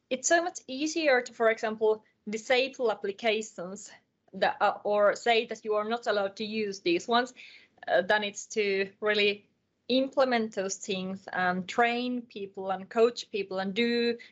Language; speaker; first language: English; non-native, fluent; Finnish